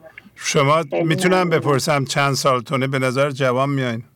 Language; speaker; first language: Persian; native; Persian